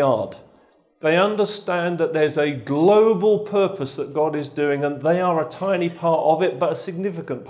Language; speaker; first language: English; native; English